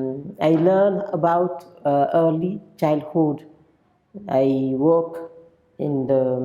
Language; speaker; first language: English; non-native, local second language; French